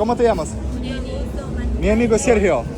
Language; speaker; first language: Spanish; non-native, learner; Russian